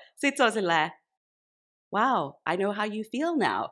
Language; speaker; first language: Finnish; native; Finnish